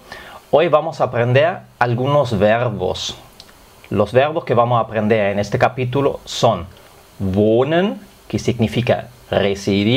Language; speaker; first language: Spanish; non-native, fluent; German